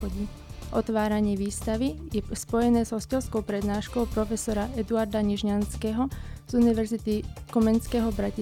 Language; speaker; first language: Slovak; native; Slovak